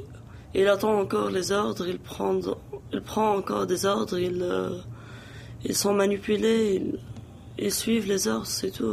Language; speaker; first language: French; non-native, local second language; Arabic